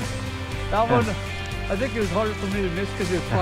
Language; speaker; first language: English; native; English